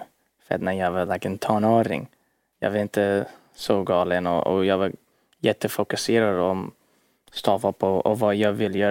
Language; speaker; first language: Swedish; early bilingual, heritage; English